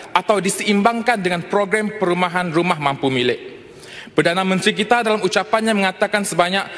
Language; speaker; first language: Malay; non-native, local second language; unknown